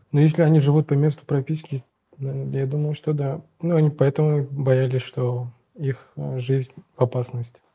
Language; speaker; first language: Russian; non-native, local second language; Uzbek